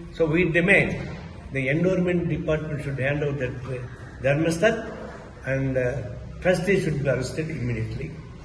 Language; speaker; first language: English; non-native, local second language; Telugu